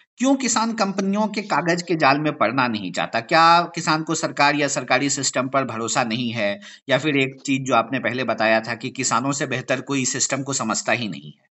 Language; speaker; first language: Hindi; native; Hindi